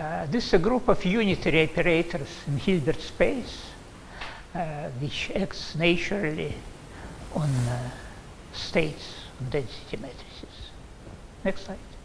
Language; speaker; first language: English; non-native, fluent; Russian